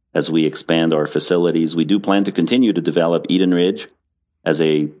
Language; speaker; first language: English; non-native, fluent; French